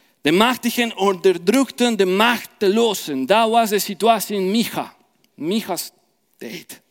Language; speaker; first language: Dutch; non-native, fluent; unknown